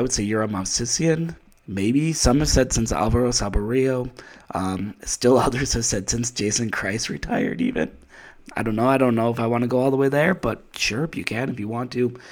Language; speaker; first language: English; native; English